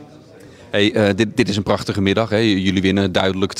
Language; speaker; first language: Dutch; native; Dutch